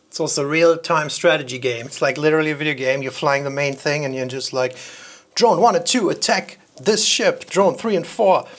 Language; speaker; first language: English; non-native, fluent; German